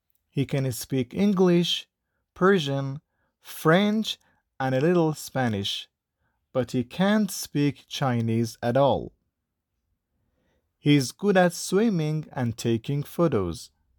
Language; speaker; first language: English; non-native, fluent; Persian